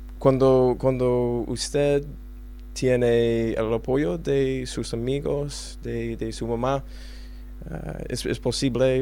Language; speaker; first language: Spanish; non-native, learner; English